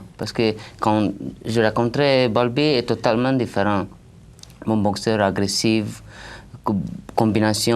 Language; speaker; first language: French; non-native, learner; Romanian